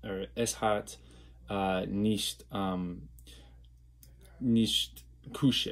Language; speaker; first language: German; non-native, learner; English